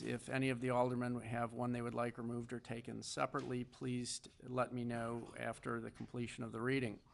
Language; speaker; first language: English; native; English